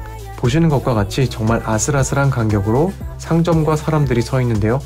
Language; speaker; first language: Korean; native; Korean